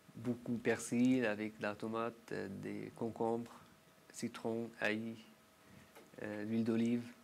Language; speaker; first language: French; non-native, learner; Arabic